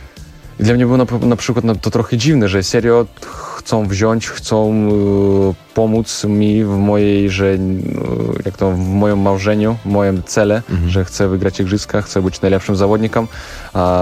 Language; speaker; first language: Polish; non-native, learner; Russian